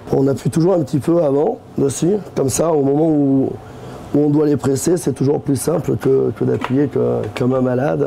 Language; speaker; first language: French; native; French